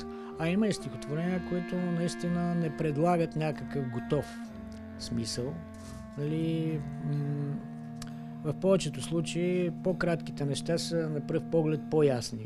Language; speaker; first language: Bulgarian; native; Bulgarian